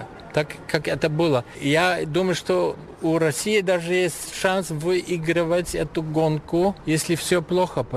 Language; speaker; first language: Russian; non-native, fluent; German